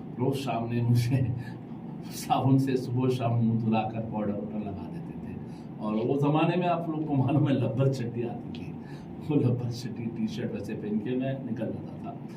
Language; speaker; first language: Hindi; non-native, local second language; Urdu